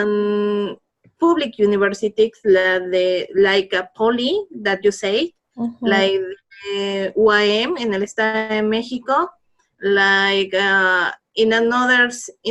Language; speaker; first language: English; non-native, learner; Spanish